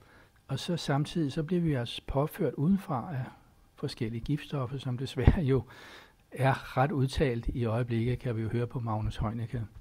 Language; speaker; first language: Danish; native; Danish